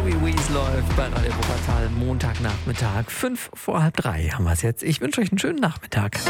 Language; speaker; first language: German; native; German